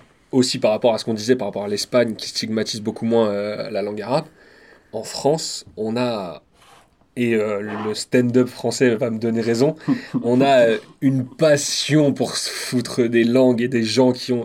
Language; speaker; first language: French; native; French